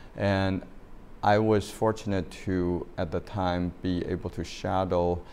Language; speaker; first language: English; non-native, fluent; Chinese